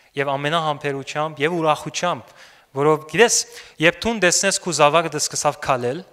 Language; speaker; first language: Armenian; early bilingual, heritage; Armenian